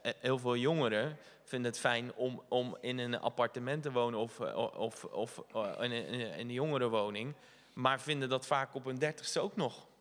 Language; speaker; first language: Dutch; native; Dutch